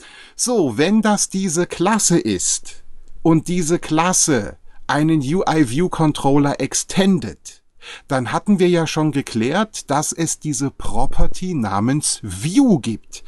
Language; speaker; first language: German; native; German